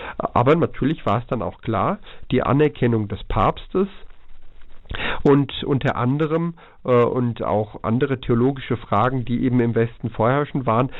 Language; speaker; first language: German; early bilingual, heritage; Greek